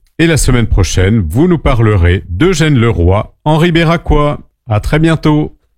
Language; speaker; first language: French; native; French